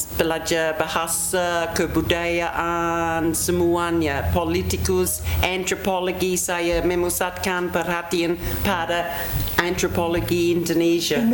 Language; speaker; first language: Indonesian; non-native, fluent; English